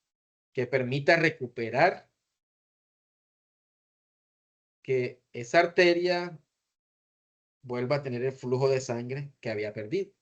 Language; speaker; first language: Spanish; native; Spanish